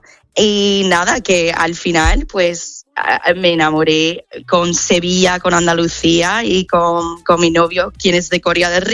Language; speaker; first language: Spanish; non-native, fluent; English